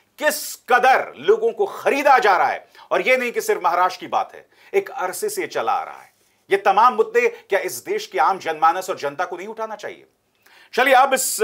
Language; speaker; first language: Hindi; native; Hindi